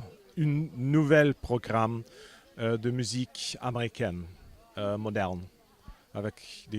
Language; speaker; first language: French; non-native, fluent; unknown